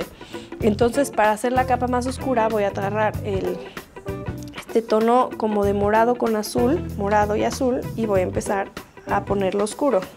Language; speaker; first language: Spanish; native; Spanish